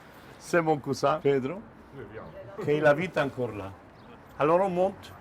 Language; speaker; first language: French; non-native, fluent; Spanish